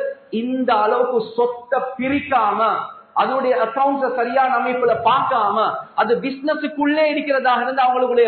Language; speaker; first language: Tamil; native; Tamil